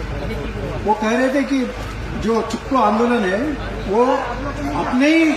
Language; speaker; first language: Hindi; native; Hindi